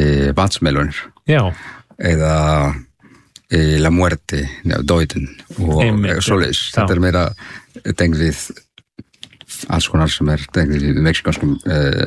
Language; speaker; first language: Icelandic; non-native, learner; Spanish